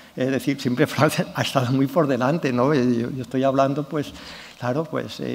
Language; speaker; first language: Spanish; non-native, local second language; Catalan